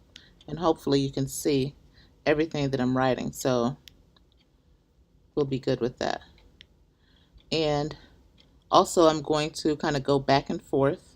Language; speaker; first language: English; native; English